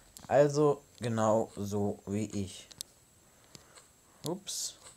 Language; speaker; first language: German; native; German